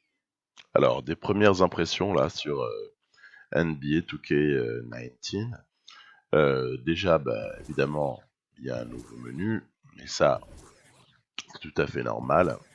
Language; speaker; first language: French; native; French